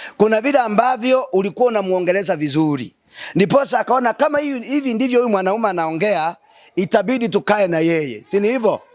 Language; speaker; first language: Swahili; non-native, local second language; Gusii